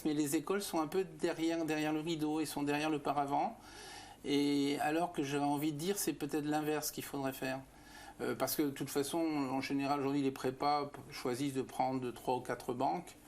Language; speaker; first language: French; native; French